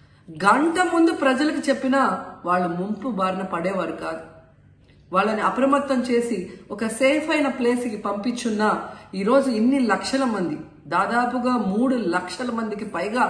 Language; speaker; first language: Telugu; native; Telugu